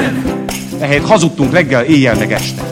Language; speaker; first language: Hungarian; native; Hungarian